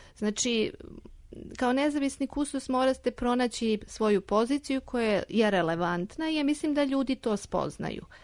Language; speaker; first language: Serbian; native; Serbian